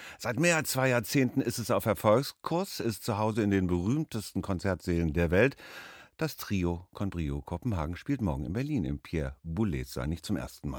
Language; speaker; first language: German; native; German